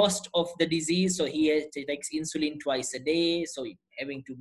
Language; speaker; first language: English; non-native, local second language; Gujarati